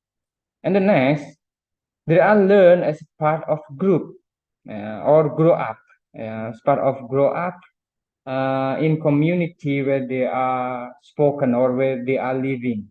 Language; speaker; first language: English; non-native, fluent; Indonesian